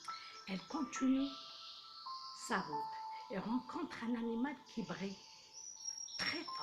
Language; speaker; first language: French; non-native, local second language; Arabic